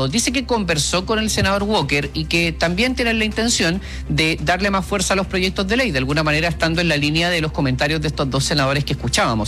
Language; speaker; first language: Spanish; native; Spanish